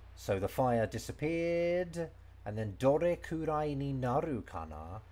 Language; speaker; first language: English; native; English